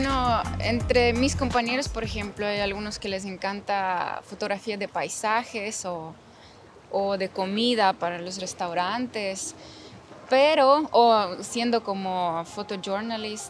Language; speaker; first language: Spanish; non-native, fluent; Ukrainian